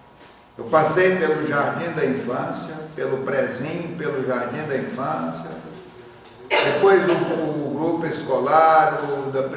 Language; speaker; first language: Portuguese; native; Portuguese